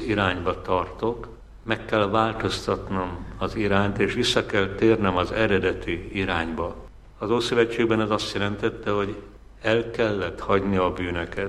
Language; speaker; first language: Hungarian; native; Hungarian